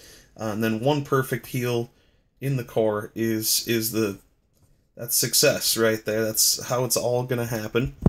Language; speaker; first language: English; native; English